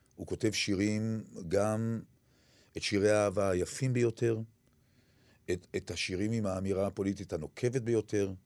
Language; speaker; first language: Hebrew; early bilingual, other home language; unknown